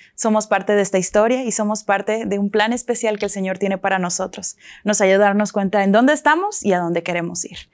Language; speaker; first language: Spanish; native; Spanish